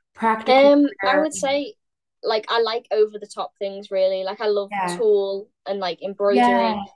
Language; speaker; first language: English; native; English